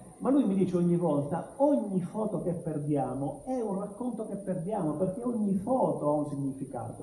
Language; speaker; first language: Italian; native; Italian